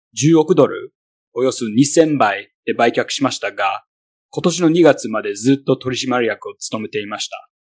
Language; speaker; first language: Japanese; non-native, fluent; English